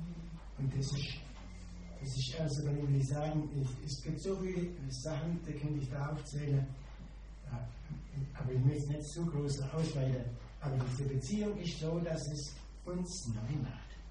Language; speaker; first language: German; non-native, fluent; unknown